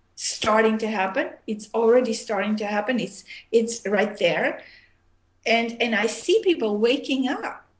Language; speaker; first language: English; non-native, fluent; Armenian